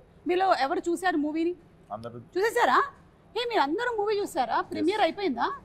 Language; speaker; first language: Telugu; native; Telugu